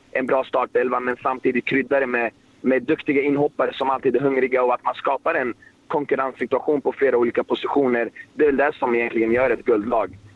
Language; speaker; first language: Swedish; native; Swedish